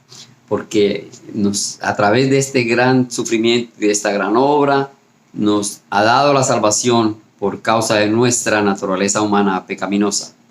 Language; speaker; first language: Spanish; native; Spanish